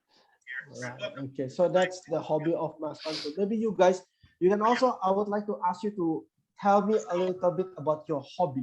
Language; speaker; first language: English; non-native, fluent; Indonesian